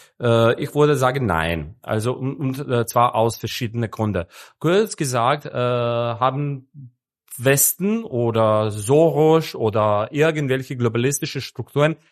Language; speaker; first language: German; non-native, fluent; Serbian